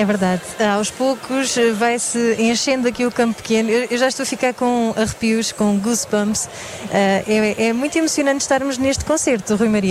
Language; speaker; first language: Portuguese; native; Portuguese